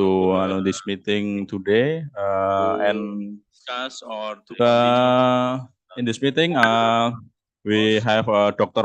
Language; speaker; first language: English; non-native, learner; Indonesian